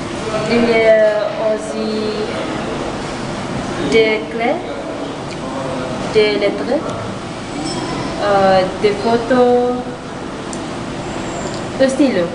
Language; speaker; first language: French; non-native, learner; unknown